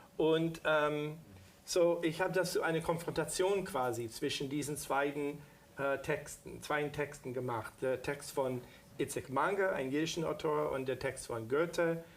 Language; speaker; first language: German; non-native, fluent; English